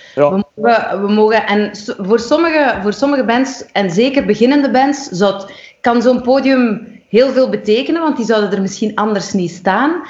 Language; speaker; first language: Dutch; native; Dutch